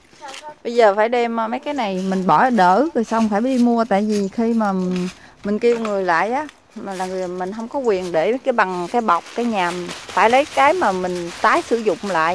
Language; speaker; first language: Vietnamese; native; Vietnamese